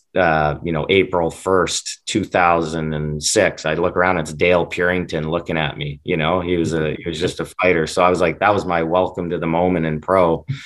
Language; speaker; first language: English; native; English